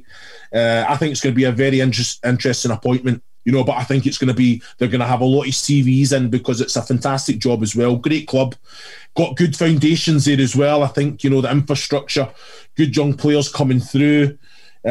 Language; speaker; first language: English; native; English